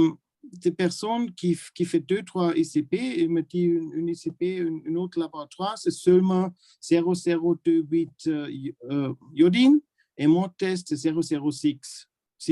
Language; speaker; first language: French; non-native, learner; German